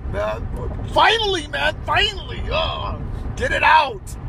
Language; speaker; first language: English; early bilingual, other home language; Spanish